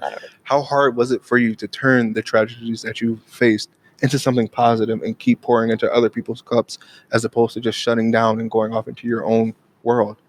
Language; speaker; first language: English; native; English